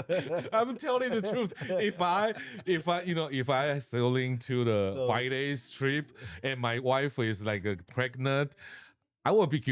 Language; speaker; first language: English; non-native, learner; Chinese